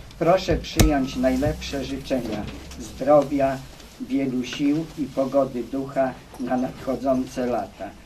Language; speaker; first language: Polish; native; Polish